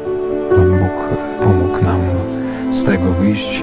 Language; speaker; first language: Polish; non-native, fluent; Ukrainian